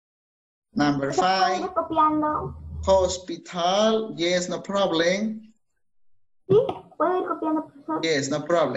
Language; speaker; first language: English; non-native, fluent; Spanish